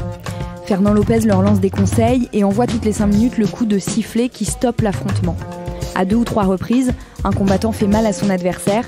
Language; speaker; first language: French; native; French